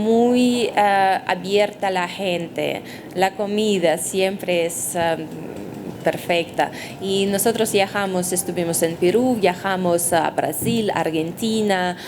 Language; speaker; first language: Spanish; non-native, fluent; Russian